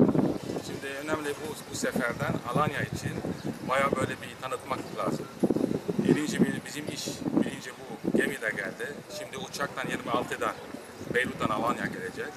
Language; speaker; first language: Turkish; non-native, learner; Arabic